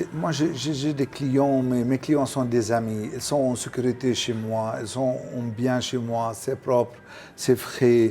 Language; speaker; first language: French; non-native, local second language; Arabic